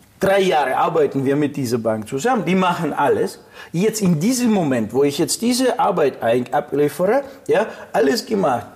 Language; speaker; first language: German; non-native, fluent; Russian